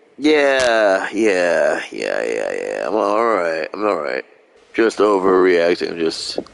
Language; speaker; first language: English; native; English